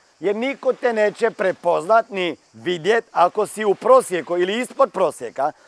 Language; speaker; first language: Croatian; early bilingual, heritage; Croatian